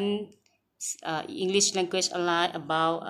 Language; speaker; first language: English; non-native, learner; Thai